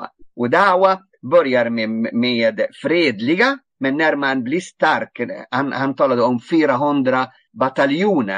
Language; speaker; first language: Swedish; non-native, fluent; Arabic